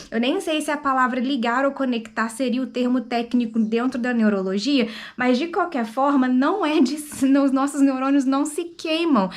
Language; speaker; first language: Portuguese; native; Portuguese